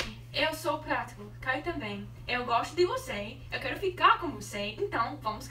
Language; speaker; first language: Portuguese; non-native, learner; English